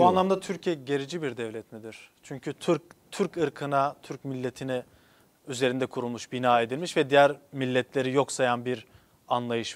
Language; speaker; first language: Turkish; non-native, local second language; Kurdish